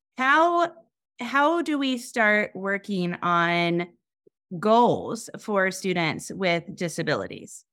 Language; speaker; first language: English; native; English